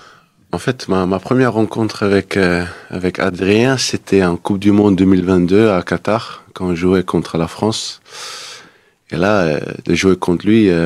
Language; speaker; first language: French; non-native, fluent; Danish